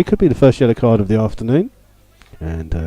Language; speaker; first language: English; native; English